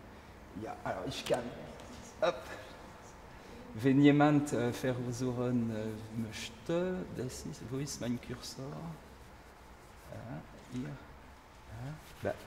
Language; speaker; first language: German; non-native, learner; French